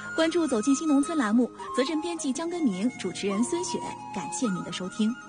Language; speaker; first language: Chinese; native; Chinese